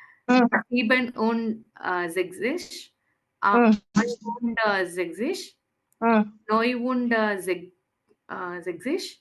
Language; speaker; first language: German; non-native, learner; Tamil